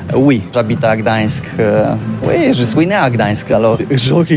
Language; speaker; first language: French; non-native, learner; Polish